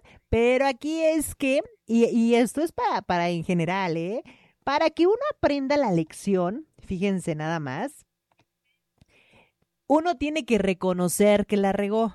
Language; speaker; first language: Spanish; native; Spanish